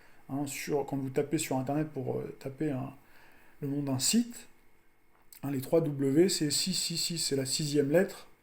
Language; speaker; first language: French; native; French